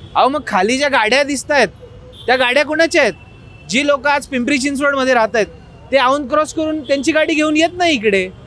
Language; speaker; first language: Marathi; native; Marathi